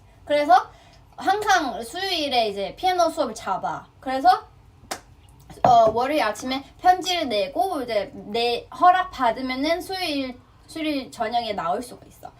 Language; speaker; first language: Korean; non-native, fluent; Chinese